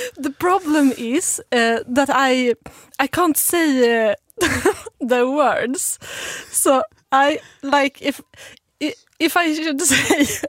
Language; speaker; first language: English; non-native, learner; Swedish